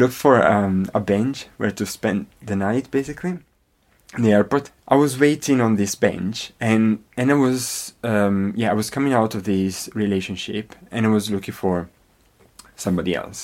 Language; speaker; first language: English; non-native, fluent; Italian